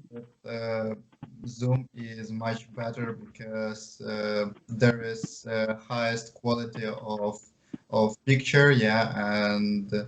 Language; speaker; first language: English; non-native, learner; Ukrainian